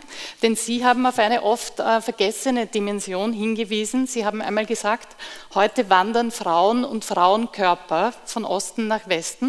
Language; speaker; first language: German; native; German